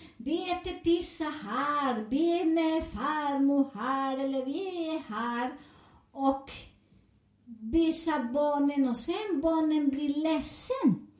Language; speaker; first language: Swedish; non-native, fluent; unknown